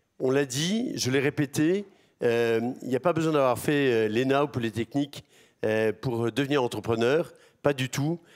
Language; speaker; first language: French; native; French